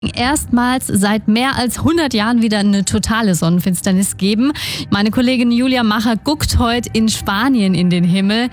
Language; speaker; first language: German; native; German